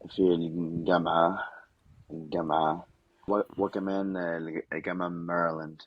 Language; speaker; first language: Arabic; non-native, learner; Spanish